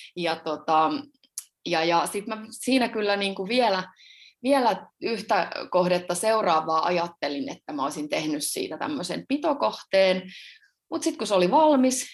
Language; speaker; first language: Finnish; native; Finnish